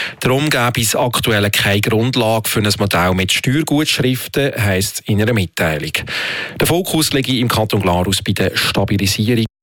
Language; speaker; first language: German; native; German